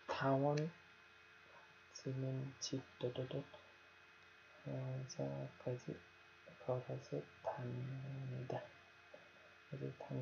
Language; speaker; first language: Korean; non-native, learner; Nepali